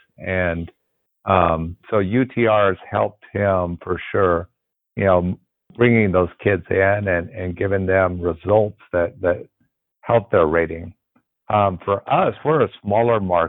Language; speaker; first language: English; native; English